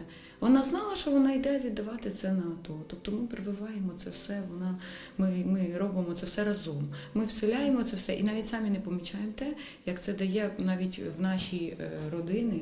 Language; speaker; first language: Ukrainian; native; Ukrainian